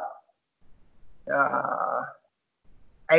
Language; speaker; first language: English; native; English